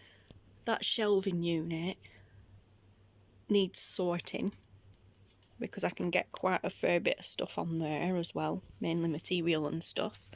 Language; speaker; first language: English; native; English